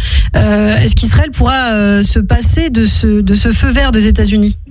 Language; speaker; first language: French; native; French